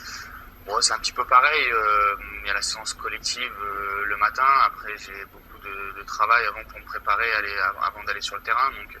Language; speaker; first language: French; native; French